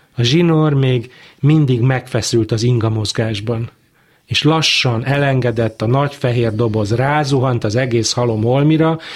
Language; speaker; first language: Hungarian; native; Hungarian